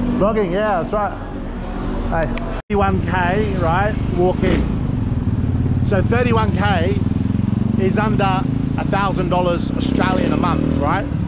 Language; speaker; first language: English; native; English